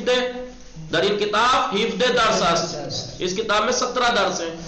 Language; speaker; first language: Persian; non-native, fluent; Urdu